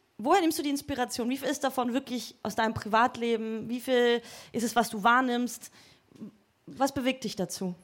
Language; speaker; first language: German; native; German